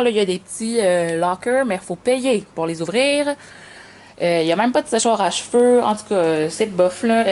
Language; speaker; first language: French; native; French